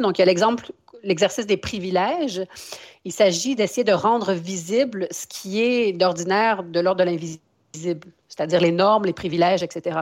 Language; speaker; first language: French; native; French